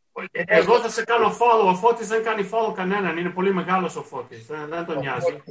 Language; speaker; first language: Greek; early bilingual, heritage; Greek